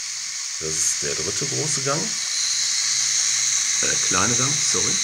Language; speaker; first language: German; native; German